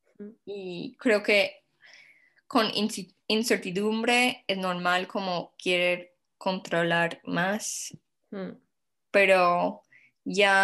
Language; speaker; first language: Spanish; non-native, fluent; English